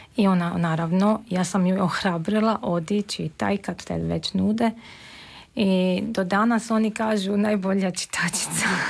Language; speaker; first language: Serbian; non-native, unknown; Armenian